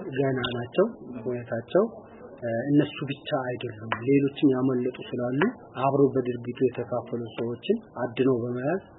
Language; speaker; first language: Amharic; non-native, local second language; Oromo